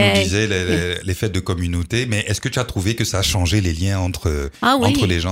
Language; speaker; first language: French; native; French